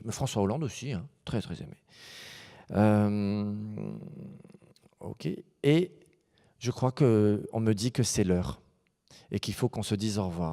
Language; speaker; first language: French; native; French